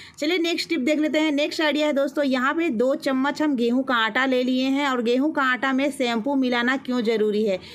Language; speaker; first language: Hindi; native; Hindi